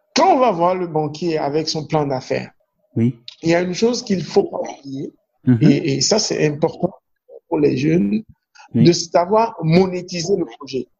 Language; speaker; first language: French; non-native, local second language; Fon